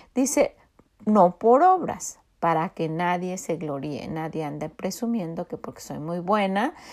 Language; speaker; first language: Spanish; native; Spanish